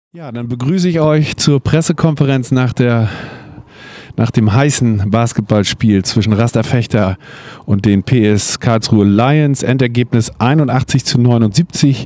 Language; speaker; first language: German; native; German